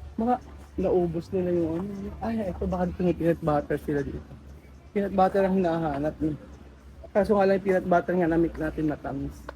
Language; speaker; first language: Filipino; native; Filipino